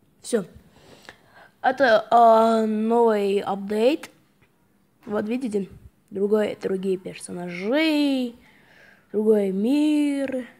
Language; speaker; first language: Russian; non-native, fluent; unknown